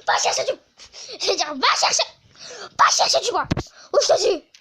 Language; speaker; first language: French; native; French